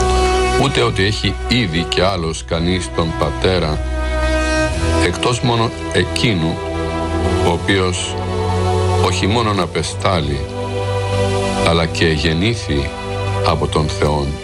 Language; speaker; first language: Greek; native; Greek